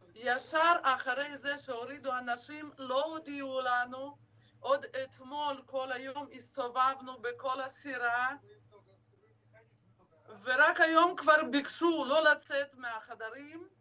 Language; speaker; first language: Hebrew; non-native, fluent; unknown